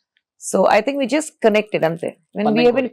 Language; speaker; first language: Telugu; non-native, local second language; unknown